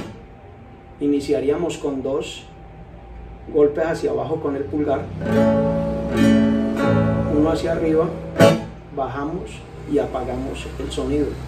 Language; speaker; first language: Spanish; native; Spanish